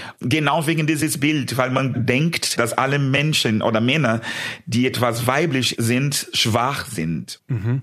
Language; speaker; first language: German; non-native, fluent; Portuguese